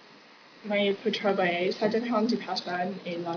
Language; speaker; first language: French; non-native, learner; English